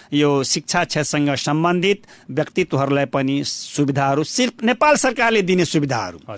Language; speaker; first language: Nepali; non-native, local second language; Bhojpuri